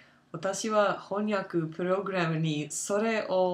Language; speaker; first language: Japanese; non-native, learner; English